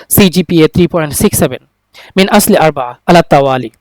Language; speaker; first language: Arabic; non-native, fluent; Bangla